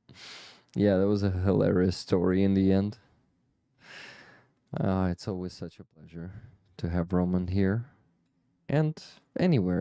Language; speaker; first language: English; non-native, fluent; Ukrainian